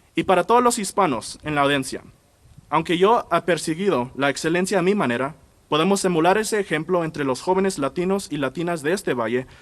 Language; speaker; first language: Spanish; early bilingual, heritage; Spanish